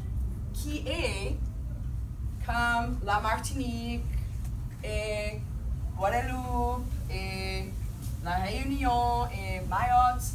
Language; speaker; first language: French; non-native, fluent; English